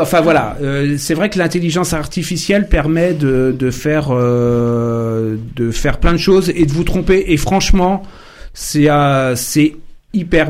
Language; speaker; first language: French; native; French